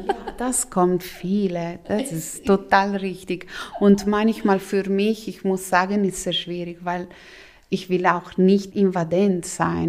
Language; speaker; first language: German; non-native, local second language; Italian